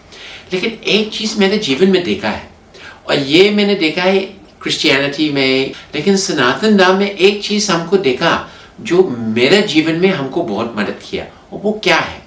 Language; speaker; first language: Hindi; non-native, fluent; English